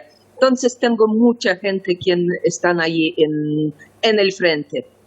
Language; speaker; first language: Spanish; non-native, learner; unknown